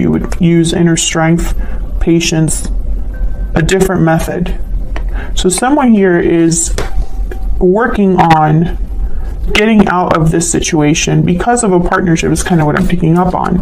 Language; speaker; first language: English; native; English